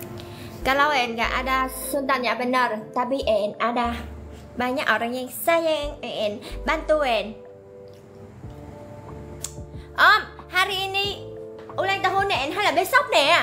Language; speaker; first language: Indonesian; non-native, learner; Vietnamese